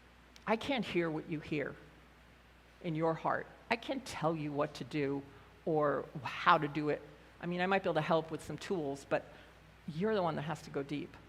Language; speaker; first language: English; native; English